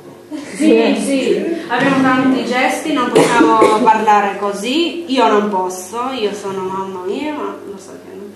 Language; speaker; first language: Italian; non-native, learner; Armenian